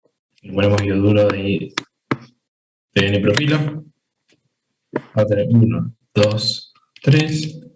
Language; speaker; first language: Spanish; native; Spanish